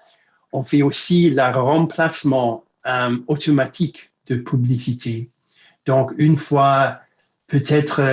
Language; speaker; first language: French; non-native, fluent; English